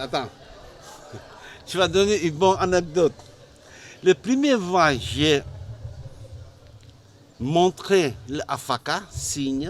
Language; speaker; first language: French; non-native, learner; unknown